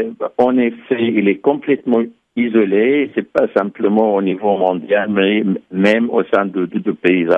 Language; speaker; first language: French; non-native, fluent; Arabic